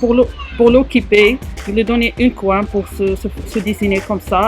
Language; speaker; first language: French; non-native, learner; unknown